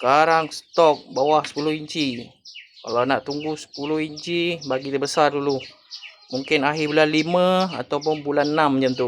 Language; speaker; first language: Malay; native; Malay